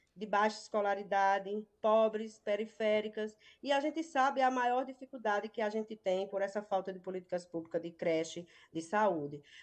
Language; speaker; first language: Portuguese; native; Portuguese